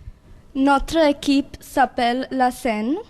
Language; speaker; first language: French; non-native, learner; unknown